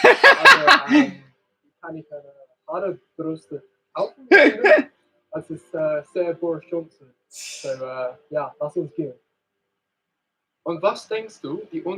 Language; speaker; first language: German; non-native, learner; English